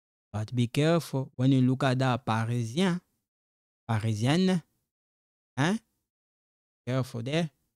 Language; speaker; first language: English; non-native, fluent; Lingala